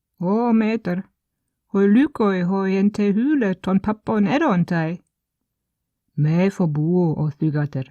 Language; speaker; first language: Greek; non-native, fluent; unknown